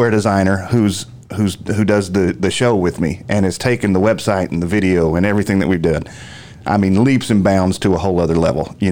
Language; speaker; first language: English; native; English